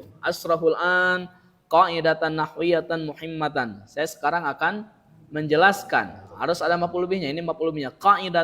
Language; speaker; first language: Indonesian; non-native, local second language; Sundanese